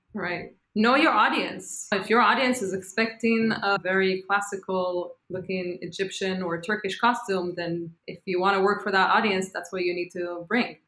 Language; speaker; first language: English; non-native, fluent; Hebrew